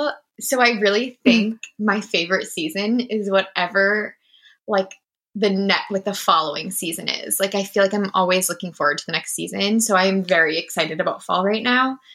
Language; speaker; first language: English; native; English